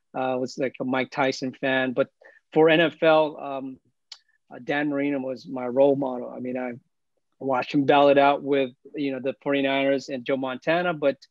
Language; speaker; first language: English; early bilingual, other home language; Filipino